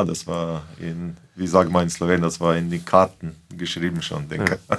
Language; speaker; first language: German; non-native, fluent; Slovenian